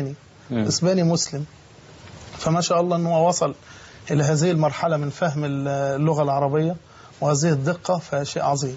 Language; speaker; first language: Arabic; native; Arabic